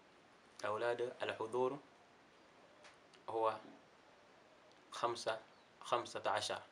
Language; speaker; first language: Arabic; non-native, learner; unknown